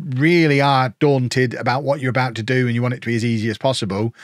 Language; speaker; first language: English; native; English